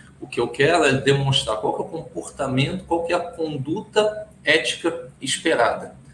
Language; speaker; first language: Portuguese; early bilingual, other home language; Hebrew